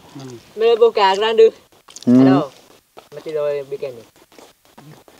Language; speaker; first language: Portuguese; non-native, learner; Vietnamese